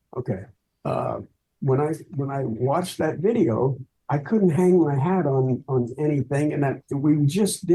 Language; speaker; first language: English; native; English